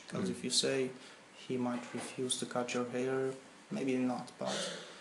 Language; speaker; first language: English; non-native, fluent; Turkish